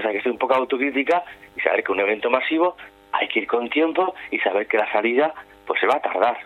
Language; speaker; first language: Spanish; native; Spanish